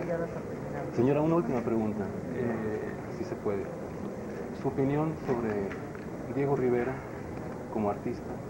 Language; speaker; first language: Spanish; native; Spanish